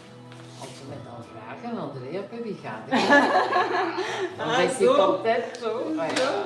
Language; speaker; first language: Dutch; native; Dutch